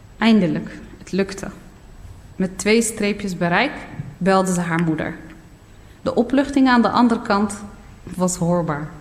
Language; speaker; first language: Dutch; early bilingual, other home language; Berber languages